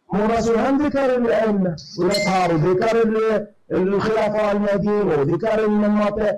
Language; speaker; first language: Arabic; native; Arabic